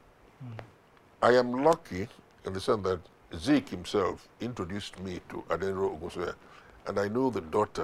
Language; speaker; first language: English; non-native, local second language; Igbo